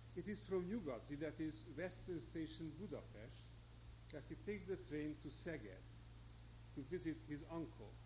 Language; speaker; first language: English; non-native, fluent; Hungarian